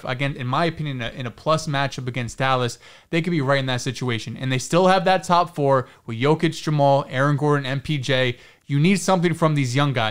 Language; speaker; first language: English; native; English